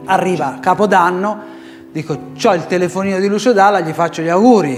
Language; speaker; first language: Italian; native; Italian